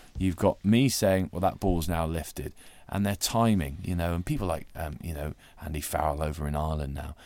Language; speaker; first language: English; native; English